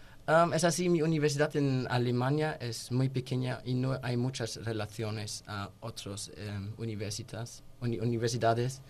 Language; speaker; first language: Spanish; non-native, learner; German